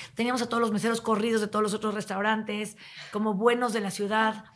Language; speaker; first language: Spanish; native; Spanish